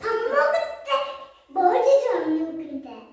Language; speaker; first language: Korean; early bilingual, heritage; Korean